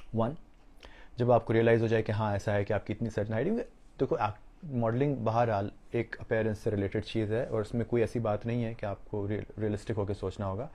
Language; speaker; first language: Urdu; native; Urdu